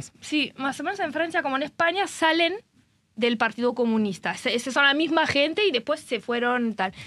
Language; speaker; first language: Spanish; non-native, fluent; French